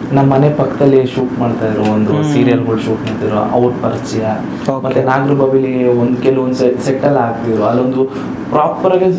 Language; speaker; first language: Kannada; native; Kannada